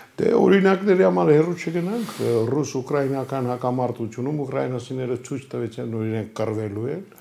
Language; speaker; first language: Armenian; native; Armenian